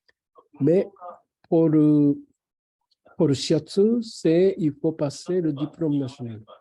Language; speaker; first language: French; non-native, fluent; Japanese